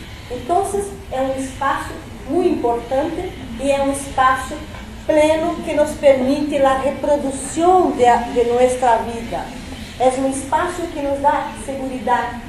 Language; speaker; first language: Spanish; non-native, fluent; Portuguese